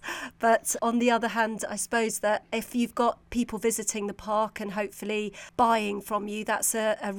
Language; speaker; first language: English; native; English